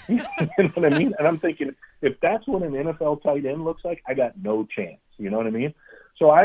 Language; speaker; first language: English; native; English